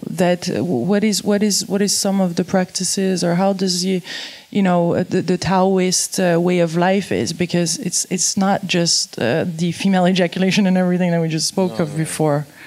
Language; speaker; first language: English; non-native, fluent; French